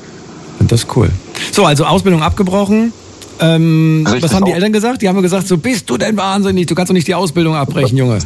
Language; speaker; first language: German; native; German